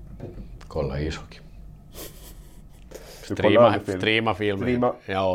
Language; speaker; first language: Swedish; non-native, fluent; Finnish